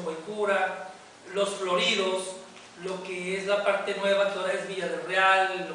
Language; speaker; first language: Spanish; native; Spanish